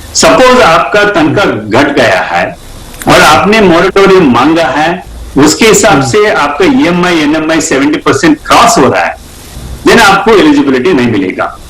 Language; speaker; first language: Hindi; non-native, local second language; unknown